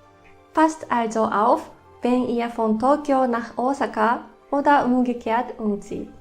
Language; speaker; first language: German; non-native, fluent; Japanese